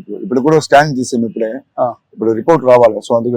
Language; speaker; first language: Telugu; non-native, local second language; Tamil